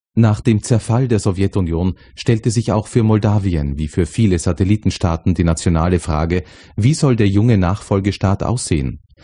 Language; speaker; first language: German; native; German